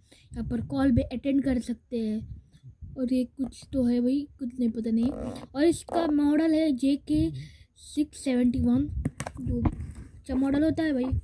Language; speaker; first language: Hindi; native; Hindi